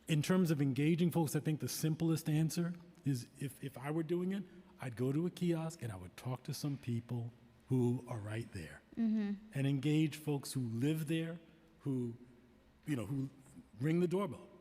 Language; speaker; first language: English; native; English